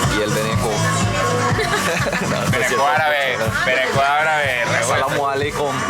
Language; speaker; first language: Spanish; native; Spanish